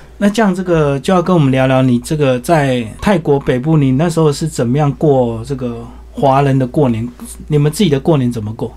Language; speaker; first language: Chinese; native; Chinese